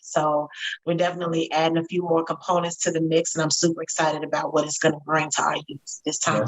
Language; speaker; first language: English; native; English